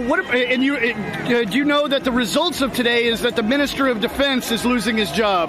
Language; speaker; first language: English; native; English